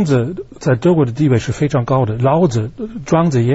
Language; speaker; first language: Chinese; non-native, fluent; German